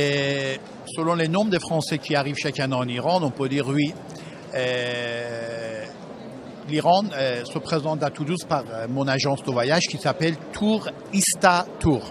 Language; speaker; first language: French; non-native, fluent; Persian